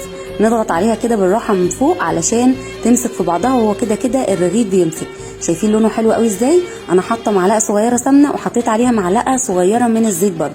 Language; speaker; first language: Arabic; native; Arabic